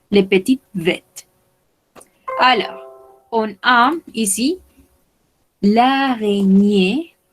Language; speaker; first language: French; non-native, fluent; Spanish